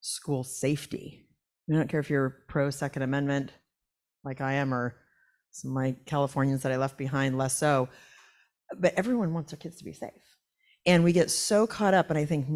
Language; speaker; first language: English; native; English